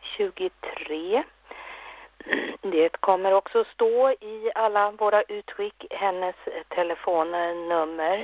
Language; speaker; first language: Swedish; native; Swedish